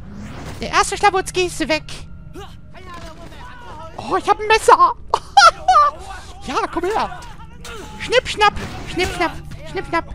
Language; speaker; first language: German; native; German